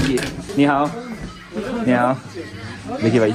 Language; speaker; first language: Chinese; non-native, learner; Hindi